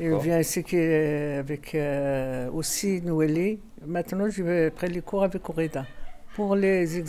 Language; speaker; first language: French; non-native, learner; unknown